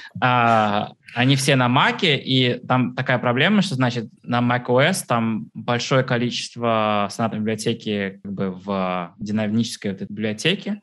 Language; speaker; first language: Russian; early bilingual, heritage; Russian